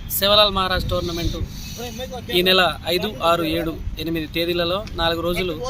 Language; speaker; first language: Telugu; non-native, local second language; Lambadi